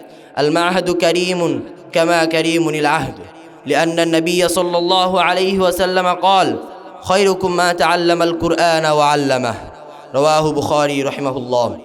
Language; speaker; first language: Arabic; non-native, learner; Bangla